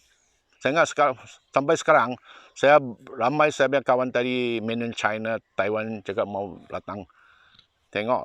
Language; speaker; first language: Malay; non-native, local second language; Chinese